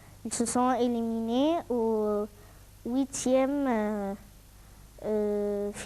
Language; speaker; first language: French; non-native, fluent; Arabic